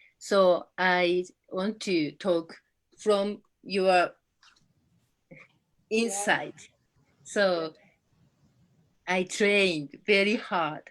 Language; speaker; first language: English; non-native, learner; Japanese